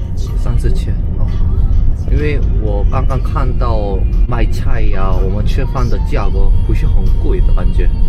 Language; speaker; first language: Chinese; non-native, fluent; Korean